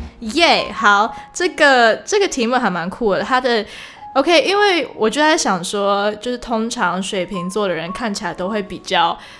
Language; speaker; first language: Chinese; native; Chinese